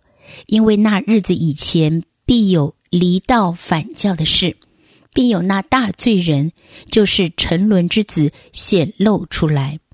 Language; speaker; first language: Chinese; native; Chinese